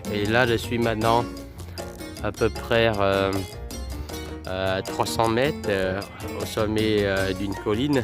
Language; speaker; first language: French; non-native, fluent; Vietnamese